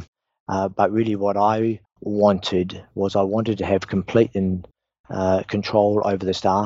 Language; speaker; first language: English; native; English